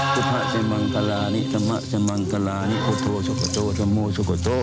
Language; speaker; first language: Thai; native; Thai